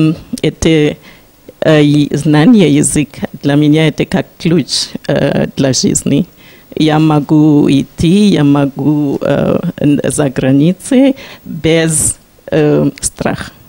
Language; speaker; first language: Russian; non-native, learner; Shona